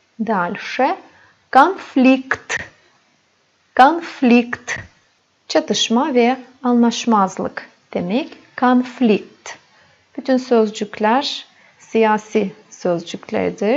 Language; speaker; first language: Turkish; non-native, fluent; Russian